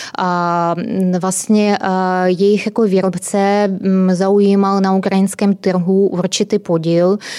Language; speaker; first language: Czech; non-native, fluent; Ukrainian